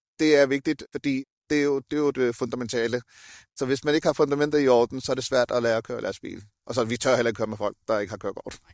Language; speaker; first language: Danish; early bilingual, other home language; Urdu